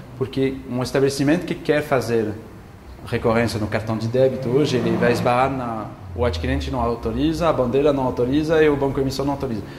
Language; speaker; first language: Portuguese; non-native, fluent; French